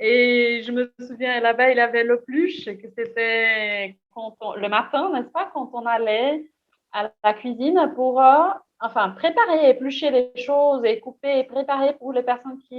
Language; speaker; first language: French; non-native, fluent; Portuguese